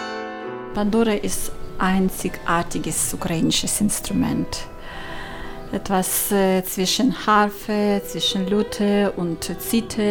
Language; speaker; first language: German; non-native, learner; Ukrainian